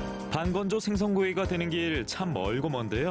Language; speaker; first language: Korean; native; Korean